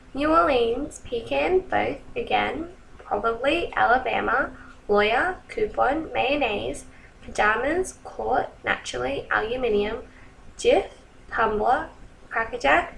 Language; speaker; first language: English; native; English